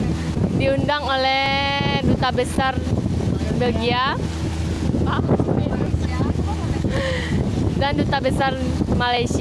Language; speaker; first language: Indonesian; non-native, local second language; Minangkabau